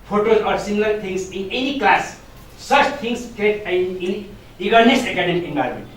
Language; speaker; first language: English; non-native, local second language; Nepali